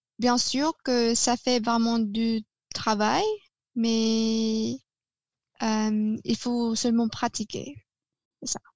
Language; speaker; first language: French; non-native, fluent; Filipino